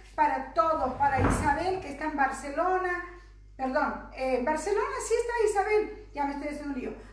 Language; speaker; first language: Spanish; native; Spanish